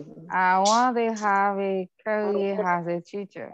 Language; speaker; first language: English; non-native, learner; Haitian Creole